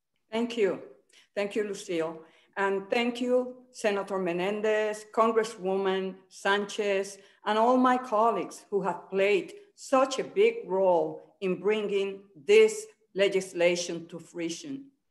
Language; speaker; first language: English; early bilingual, other home language; Spanish